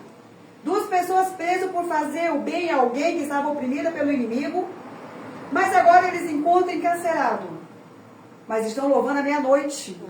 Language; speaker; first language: Portuguese; native; Portuguese